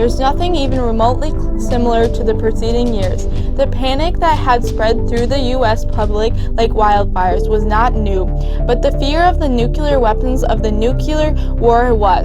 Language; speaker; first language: English; native; English